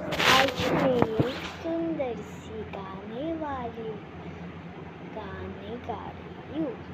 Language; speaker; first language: Hindi; non-native, local second language; Assamese